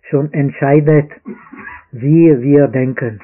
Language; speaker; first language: German; non-native, fluent; Czech